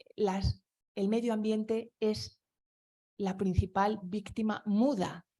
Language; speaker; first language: Spanish; non-native, local second language; Galician